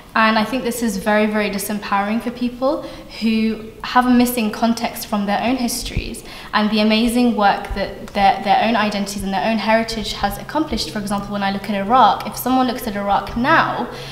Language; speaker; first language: English; native; English